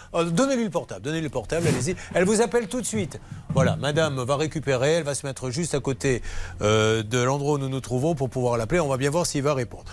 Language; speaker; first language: French; native; French